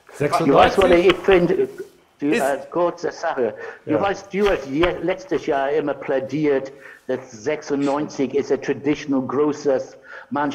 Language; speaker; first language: German; non-native, fluent; English